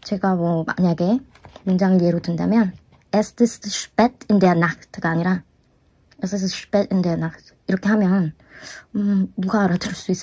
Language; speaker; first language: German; non-native, learner; Korean